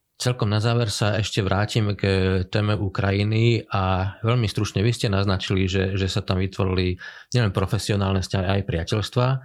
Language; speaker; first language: Slovak; native; Slovak